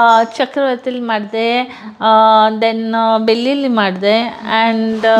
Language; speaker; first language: Kannada; non-native, local second language; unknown